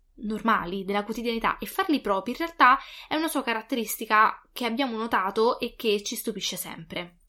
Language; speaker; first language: Italian; native; Italian